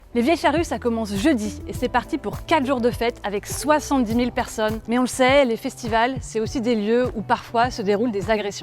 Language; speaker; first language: French; native; French